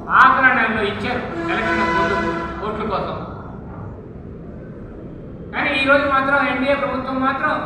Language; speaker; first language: Telugu; native; Telugu